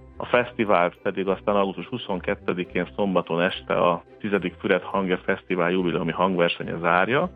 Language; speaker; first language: Hungarian; native; Hungarian